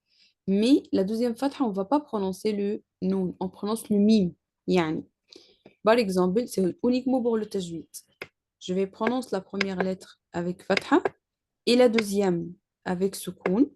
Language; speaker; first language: French; non-native, learner; Arabic